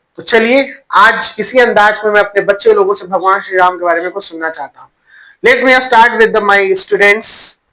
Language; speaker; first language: Hindi; native; Hindi